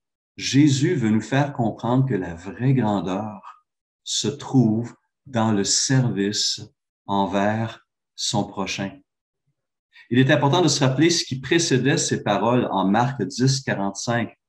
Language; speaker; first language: French; native; French